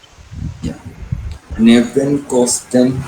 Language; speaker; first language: German; non-native, learner; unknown